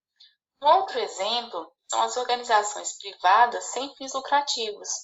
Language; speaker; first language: Portuguese; native; Portuguese